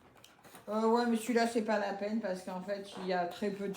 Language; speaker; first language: French; native; French